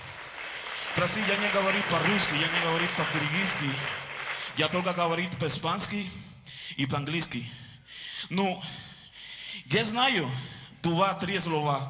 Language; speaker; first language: Russian; non-native, learner; Spanish